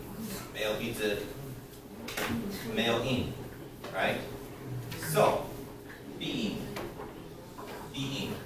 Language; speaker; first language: Chinese; non-native, learner; English